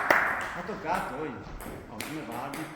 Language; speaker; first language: Italian; native; Italian